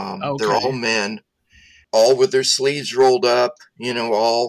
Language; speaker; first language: English; native; English